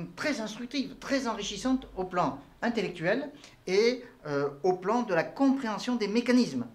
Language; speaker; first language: French; non-native, local second language; Arabic